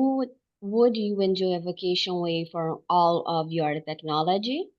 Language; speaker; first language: English; non-native, learner; Portuguese